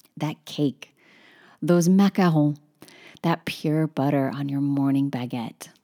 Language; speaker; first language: English; native; English